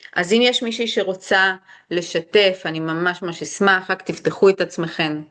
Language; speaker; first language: Hebrew; early bilingual, other home language; Russian